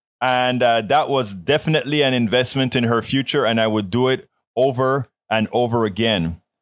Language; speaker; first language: English; non-native, fluent; Spanish